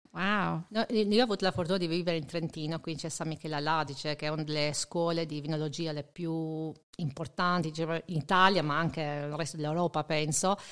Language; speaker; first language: Italian; non-native, fluent; Albanian